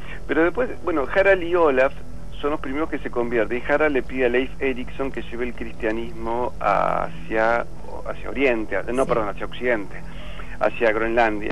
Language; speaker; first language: Spanish; native; Spanish